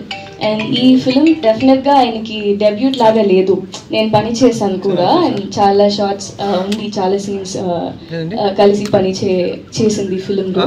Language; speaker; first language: Telugu; non-native, learner; Tamil